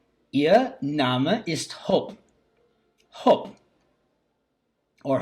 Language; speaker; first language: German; non-native, learner; English